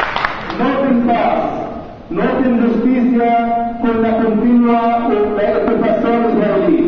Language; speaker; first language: Spanish; non-native, learner; Arabic